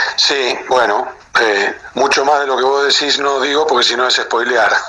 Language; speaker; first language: Spanish; native; Spanish